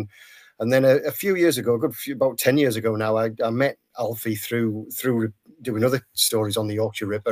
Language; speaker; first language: English; native; English